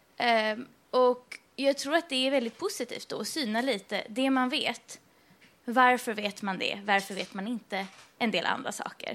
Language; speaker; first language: Swedish; early bilingual, other home language; Persian